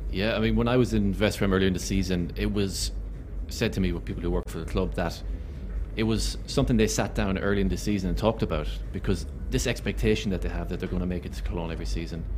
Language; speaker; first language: English; native; English